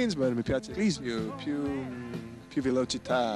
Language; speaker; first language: Italian; non-native, learner; English